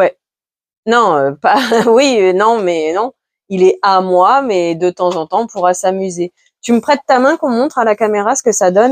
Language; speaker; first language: French; native; French